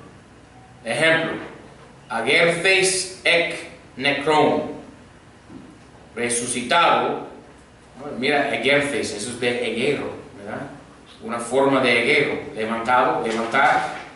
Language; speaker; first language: Spanish; non-native, fluent; English